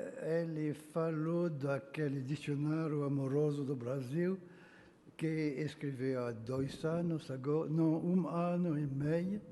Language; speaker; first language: Portuguese; non-native, fluent; French